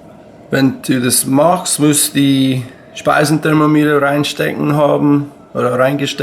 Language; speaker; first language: German; non-native, learner; English